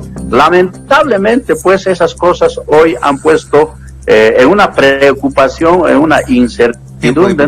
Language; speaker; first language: Spanish; native; Spanish